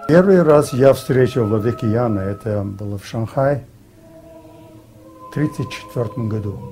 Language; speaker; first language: Russian; early bilingual, heritage; Russian